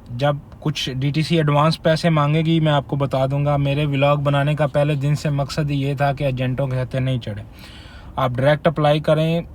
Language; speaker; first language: Urdu; non-native, local second language; Punjabi